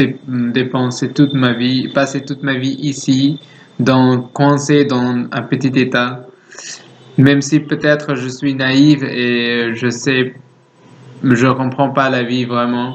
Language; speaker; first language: French; non-native, learner; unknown